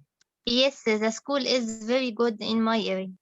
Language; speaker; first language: English; non-native, learner; Arabic